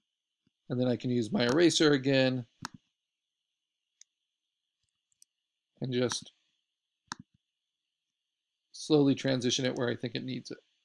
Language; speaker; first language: English; native; English